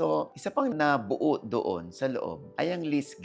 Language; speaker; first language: Filipino; native; Filipino